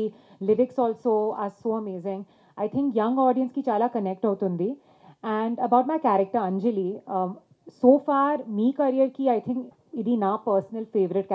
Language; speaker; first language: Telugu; non-native, local second language; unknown